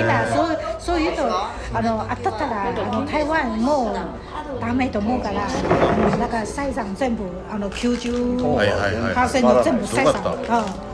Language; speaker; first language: Japanese; non-native, fluent; Chinese